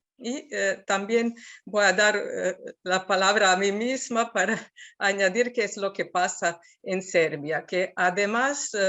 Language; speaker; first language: Spanish; non-native, fluent; Serbian